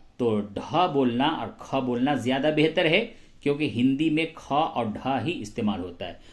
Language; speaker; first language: Hindi; native; Hindi